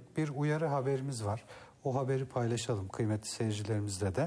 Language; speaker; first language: Turkish; native; Turkish